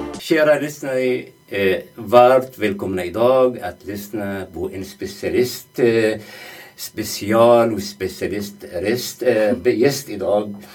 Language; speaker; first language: Swedish; non-native, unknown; Arabic